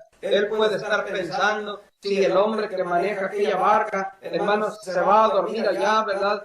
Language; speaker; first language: Spanish; native; Spanish